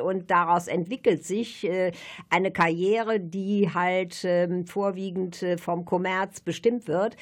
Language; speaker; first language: German; native; German